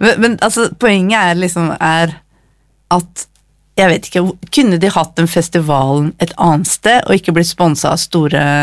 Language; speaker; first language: Norwegian; early bilingual, other home language; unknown